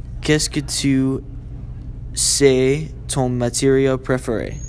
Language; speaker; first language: French; non-native, learner; English